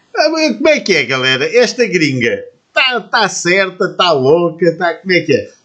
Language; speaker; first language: Portuguese; native; Portuguese